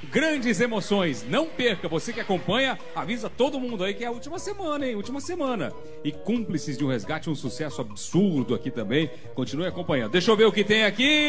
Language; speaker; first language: Portuguese; native; Portuguese